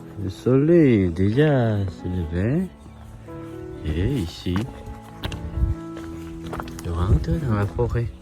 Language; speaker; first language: French; non-native, learner; Korean